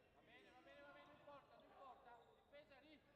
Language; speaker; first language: Italian; native; Italian